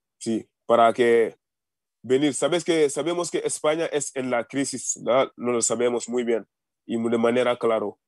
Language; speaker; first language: Spanish; non-native, learner; Wolof